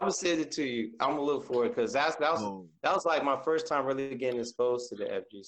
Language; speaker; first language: English; native; English